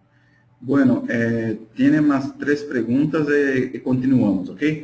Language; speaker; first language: Spanish; non-native, fluent; Portuguese